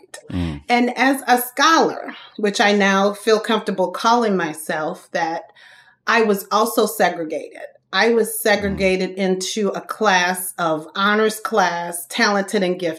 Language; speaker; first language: English; native; English